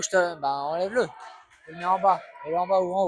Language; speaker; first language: French; native; French